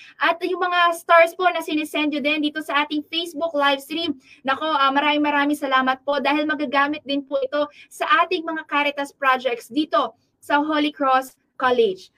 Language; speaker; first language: Filipino; non-native, local second language; Pampanga